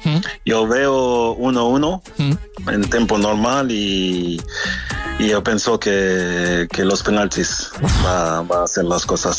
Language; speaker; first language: Spanish; non-native, fluent; French